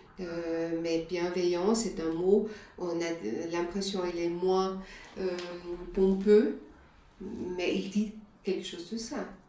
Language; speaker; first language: French; non-native, fluent; German